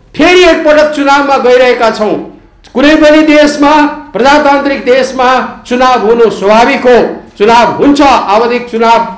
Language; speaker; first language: Nepali; native; Nepali